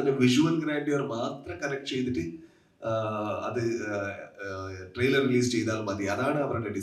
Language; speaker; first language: Malayalam; non-native, learner; Kannada